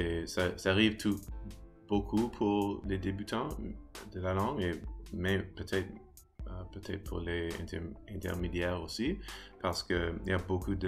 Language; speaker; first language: French; non-native, learner; English